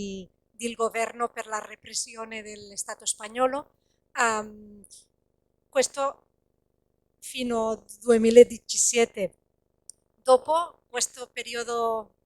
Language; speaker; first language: Italian; non-native, fluent; Catalan